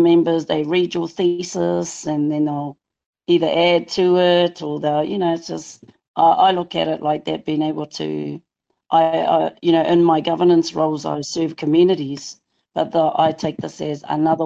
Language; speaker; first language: English; non-native, local second language; Māori